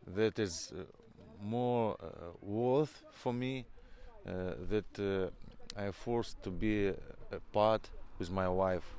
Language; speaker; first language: English; non-native, fluent; Norwegian